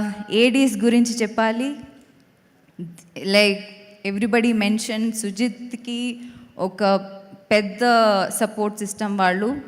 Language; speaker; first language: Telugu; non-native, local second language; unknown